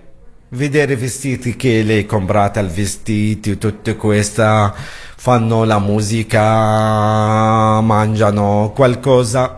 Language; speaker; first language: Italian; non-native, learner; Arabic